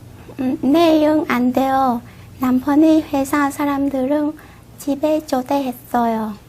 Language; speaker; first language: Korean; non-native, learner; Vietnamese